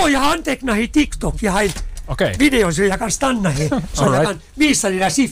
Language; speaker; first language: Swedish; non-native, local second language; Finnish